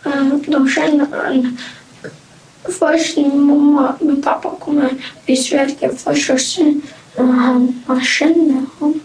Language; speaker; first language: Swedish; early bilingual, other home language; Vietnamese